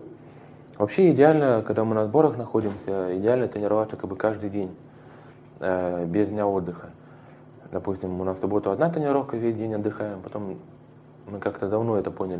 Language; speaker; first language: Russian; native; Russian